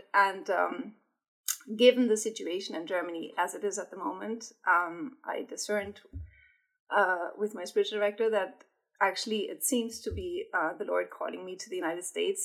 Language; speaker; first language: English; non-native, fluent; German